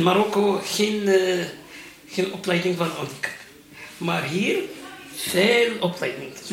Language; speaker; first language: Dutch; non-native, learner; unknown